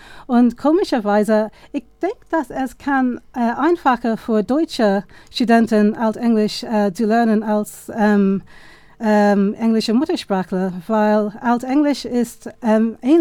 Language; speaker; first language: German; non-native, fluent; English